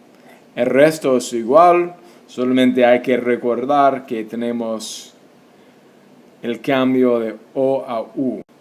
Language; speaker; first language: Spanish; non-native, fluent; English